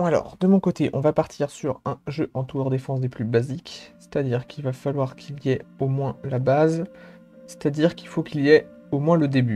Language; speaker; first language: French; native; French